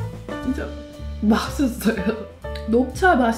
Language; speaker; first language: Korean; non-native, learner; English